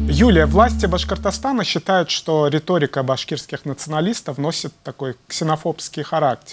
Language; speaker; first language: Russian; native; Russian